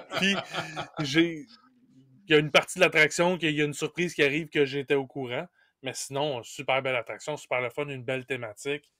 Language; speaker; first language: French; native; French